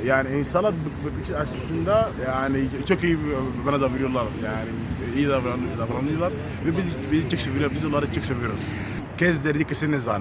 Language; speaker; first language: Turkish; non-native, learner; Arabic